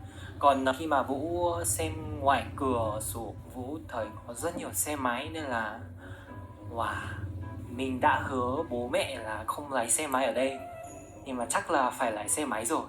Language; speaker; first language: Vietnamese; non-native, fluent; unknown